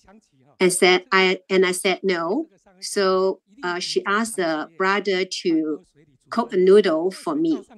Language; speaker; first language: English; non-native, learner; Chinese